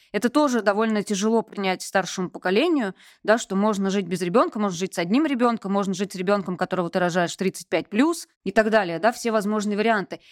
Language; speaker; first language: Russian; native; Russian